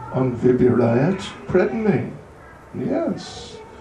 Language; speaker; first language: Russian; non-native, learner; English